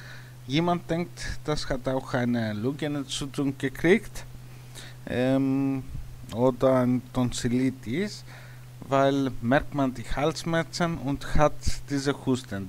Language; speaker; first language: German; non-native, learner; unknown